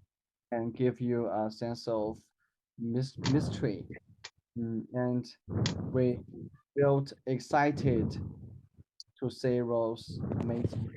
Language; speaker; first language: English; non-native, learner; Chinese